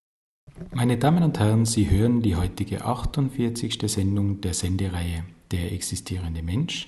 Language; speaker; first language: German; native; German